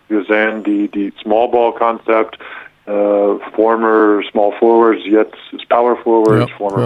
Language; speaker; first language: German; non-native, learner; English